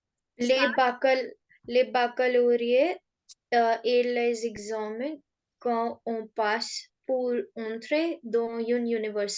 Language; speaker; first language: French; non-native, learner; Hindi